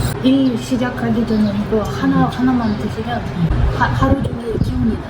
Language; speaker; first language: Korean; non-native, fluent; Ukrainian